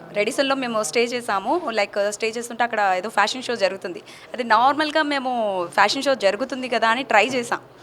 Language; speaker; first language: Telugu; native; Telugu